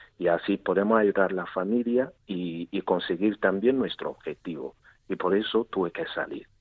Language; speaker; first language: Spanish; non-native, fluent; Igbo